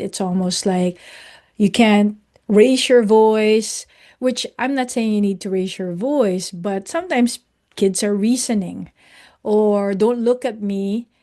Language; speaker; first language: English; non-native, local second language; Filipino